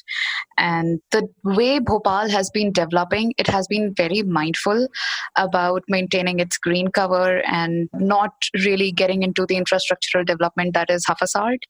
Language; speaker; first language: English; non-native, local second language; Hindi